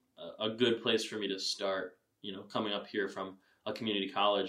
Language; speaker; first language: English; native; English